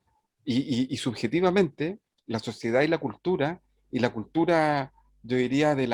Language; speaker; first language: Spanish; native; Spanish